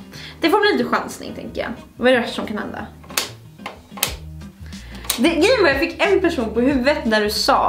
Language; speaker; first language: Swedish; native; Swedish